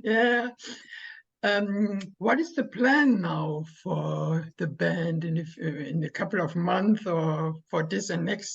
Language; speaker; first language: English; non-native, learner; German